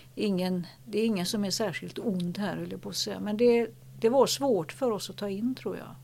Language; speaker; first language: Swedish; native; Swedish